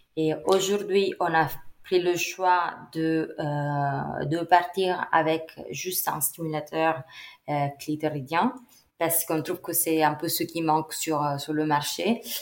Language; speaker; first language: French; non-native, fluent; Italian